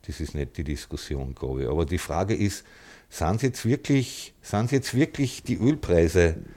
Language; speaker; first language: German; native; German